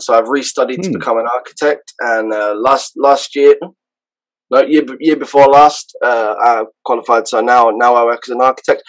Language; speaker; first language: English; native; English